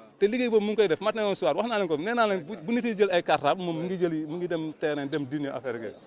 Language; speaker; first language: Wolof; non-native, local second language; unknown